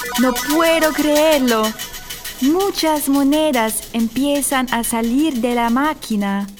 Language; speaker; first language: Spanish; non-native, fluent; German